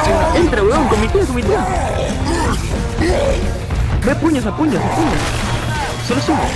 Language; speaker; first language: Spanish; native; Spanish